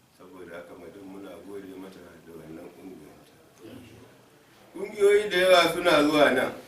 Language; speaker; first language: Hausa; non-native, local second language; Fula